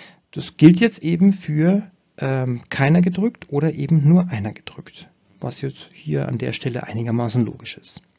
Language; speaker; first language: German; native; German